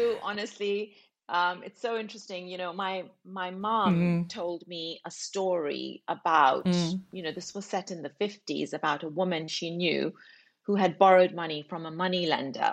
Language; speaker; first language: English; native; English